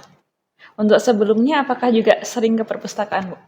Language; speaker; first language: Indonesian; native; Indonesian